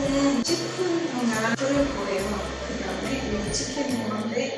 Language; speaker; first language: Korean; non-native, learner; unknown